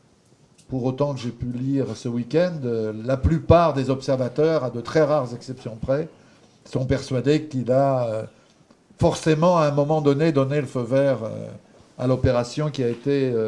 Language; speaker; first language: French; native; French